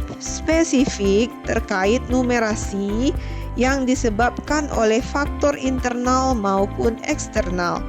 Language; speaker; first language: Indonesian; native; Indonesian